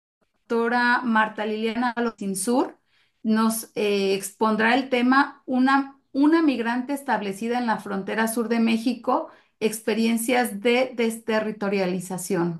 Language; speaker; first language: Spanish; native; Spanish